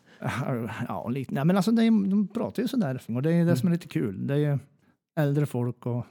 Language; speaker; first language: Swedish; native; Swedish